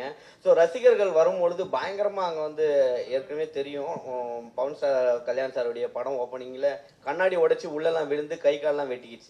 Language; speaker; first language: Tamil; non-native, fluent; Telugu